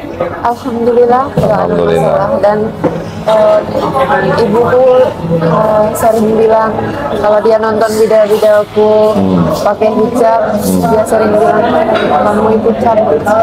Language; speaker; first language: Indonesian; non-native, fluent; Finnish